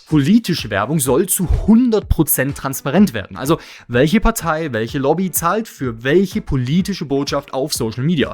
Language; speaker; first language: German; native; German